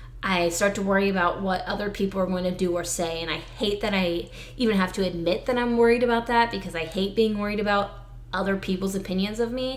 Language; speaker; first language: English; native; English